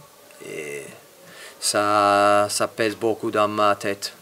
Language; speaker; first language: French; non-native, fluent; English